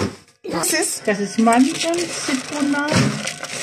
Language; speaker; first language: German; native; German